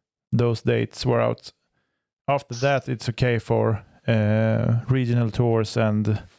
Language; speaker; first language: English; non-native, fluent; Swedish